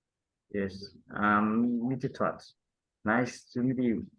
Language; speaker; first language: English; non-native, learner; Vietnamese